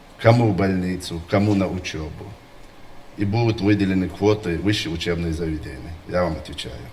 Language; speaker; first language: Russian; non-native, local second language; Chechen